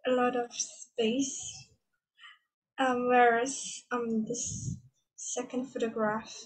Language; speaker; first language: English; non-native, learner; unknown